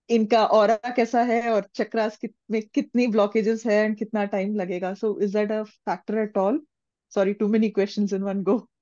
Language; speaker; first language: Hindi; non-native, local second language; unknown